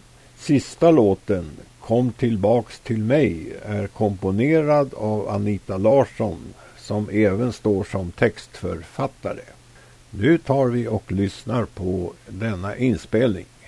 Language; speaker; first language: Swedish; native; Swedish